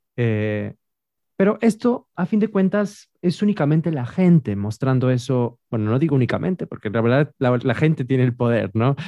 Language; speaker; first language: Spanish; native; Spanish